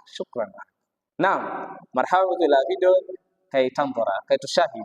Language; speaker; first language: Arabic; non-native, fluent; Swahili